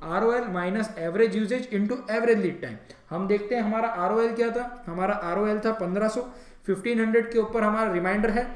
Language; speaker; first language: Hindi; native; Hindi